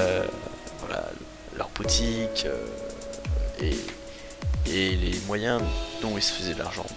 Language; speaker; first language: French; native; French